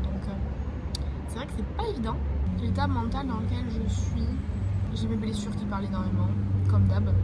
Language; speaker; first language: French; native; French